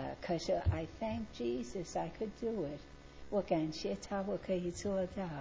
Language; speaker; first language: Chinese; non-native, fluent; English